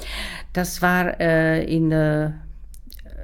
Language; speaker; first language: German; non-native, learner; Czech